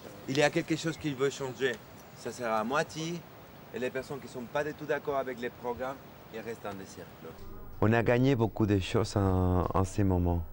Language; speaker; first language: French; non-native, fluent; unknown